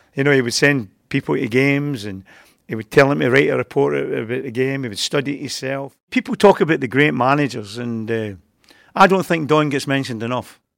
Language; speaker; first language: English; native; English